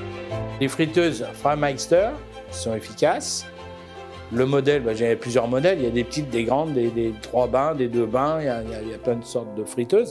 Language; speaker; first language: French; native; French